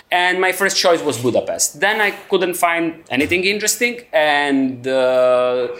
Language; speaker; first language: English; non-native, learner; Italian